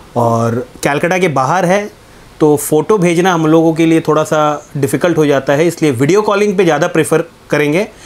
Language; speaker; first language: Hindi; non-native, local second language; Bangla